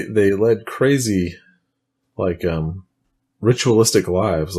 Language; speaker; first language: English; native; English